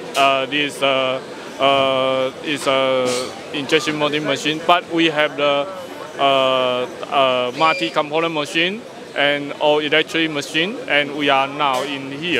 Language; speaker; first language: English; non-native, learner; Chinese